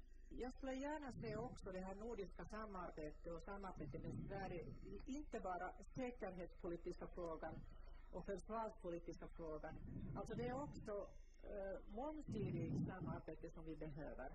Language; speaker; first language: Swedish; non-native, local second language; Finnish